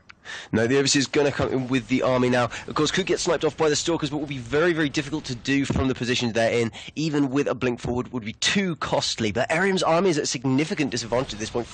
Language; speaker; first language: English; native; English